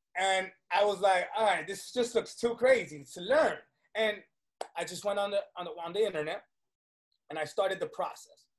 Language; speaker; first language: English; early bilingual, other home language; Spanish